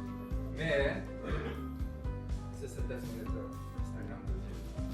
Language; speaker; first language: French; native; French